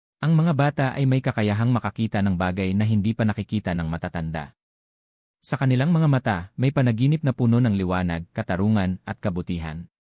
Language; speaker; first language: Filipino; native; Filipino